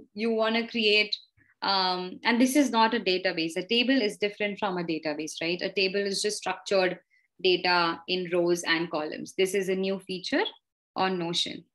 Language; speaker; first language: English; non-native, local second language; Hindi